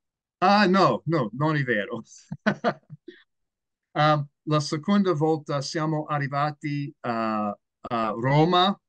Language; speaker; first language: Italian; non-native, learner; English